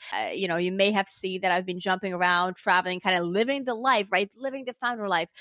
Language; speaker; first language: English; non-native, fluent; Finnish